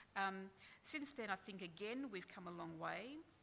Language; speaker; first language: English; native; English